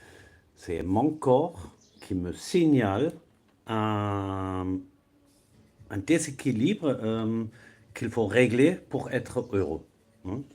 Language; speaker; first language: French; non-native, fluent; German